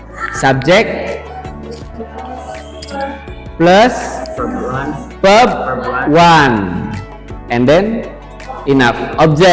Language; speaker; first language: English; non-native, learner; Indonesian